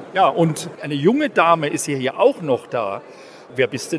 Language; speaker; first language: German; native; German